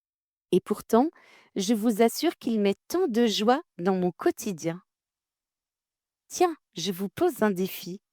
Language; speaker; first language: French; native; French